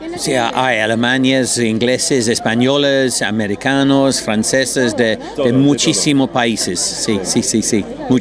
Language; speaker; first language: Spanish; non-native, learner; English